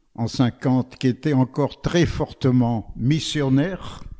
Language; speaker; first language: French; native; French